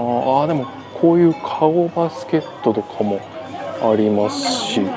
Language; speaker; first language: Japanese; native; Japanese